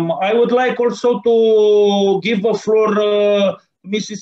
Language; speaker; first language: English; non-native, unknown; Romanian